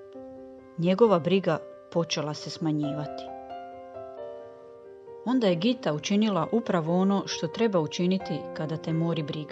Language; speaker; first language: Croatian; native; Croatian